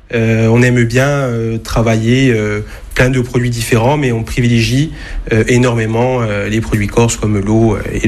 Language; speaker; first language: French; native; French